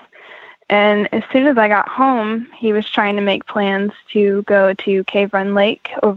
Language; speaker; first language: English; native; English